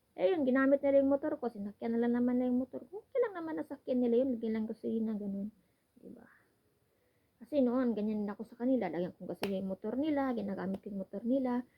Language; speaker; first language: Filipino; non-native, local second language; Cebuano